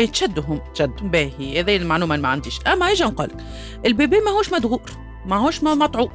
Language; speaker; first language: Arabic; native; Arabic